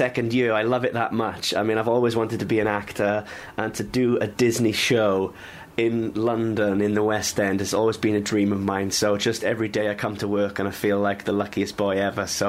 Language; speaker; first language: English; native; English